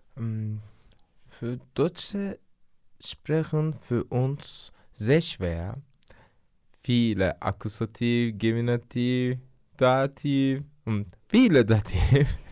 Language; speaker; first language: German; non-native, learner; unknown